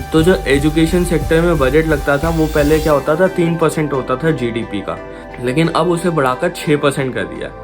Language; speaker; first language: Hindi; native; Hindi